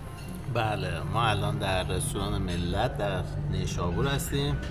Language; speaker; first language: Persian; native; Persian